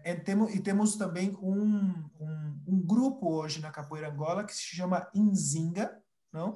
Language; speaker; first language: Portuguese; early bilingual, other home language; Spanish